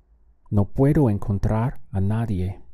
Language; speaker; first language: Spanish; non-native, fluent; English